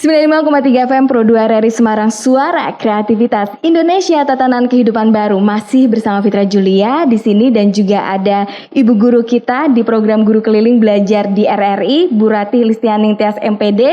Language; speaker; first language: Indonesian; native; Indonesian